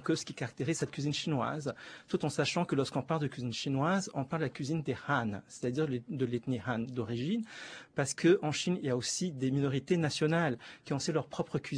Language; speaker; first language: French; native; French